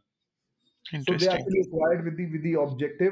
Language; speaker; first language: English; non-native, local second language; Hindi